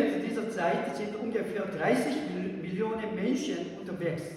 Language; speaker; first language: German; non-native, learner; Korean